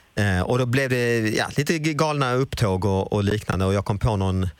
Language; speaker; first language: Swedish; non-native, fluent; Italian